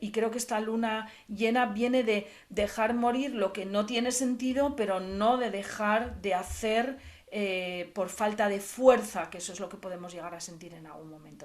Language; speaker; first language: Spanish; native; Spanish